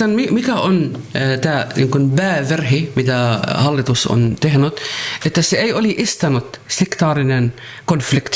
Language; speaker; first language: Finnish; non-native, learner; Arabic